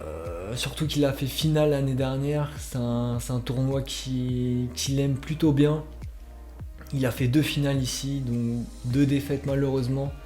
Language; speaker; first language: French; native; French